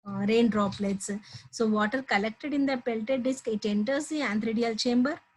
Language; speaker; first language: English; non-native, local second language; Telugu